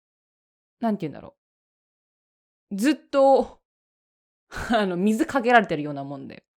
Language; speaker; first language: Japanese; native; Japanese